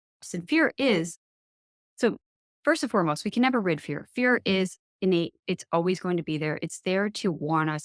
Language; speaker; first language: English; native; English